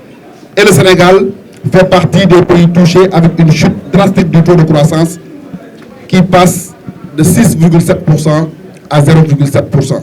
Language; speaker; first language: French; non-native, local second language; Wolof